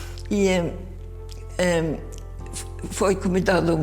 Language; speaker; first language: Portuguese; non-native, fluent; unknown